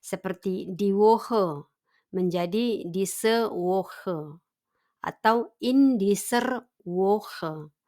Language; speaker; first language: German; non-native, fluent; Indonesian